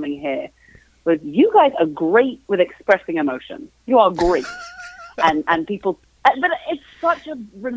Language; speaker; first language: English; native; English